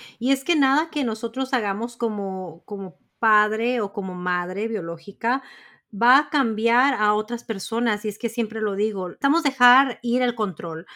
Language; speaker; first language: Spanish; early bilingual, heritage; Spanish